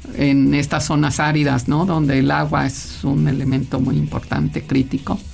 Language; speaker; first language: Spanish; native; Spanish